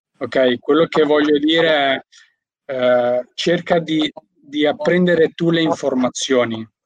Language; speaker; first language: Italian; early bilingual, other home language; Albanian